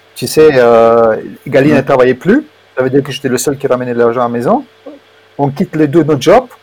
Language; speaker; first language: French; non-native, fluent; Romanian